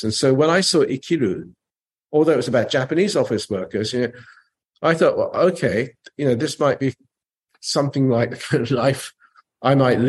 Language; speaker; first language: English; native; English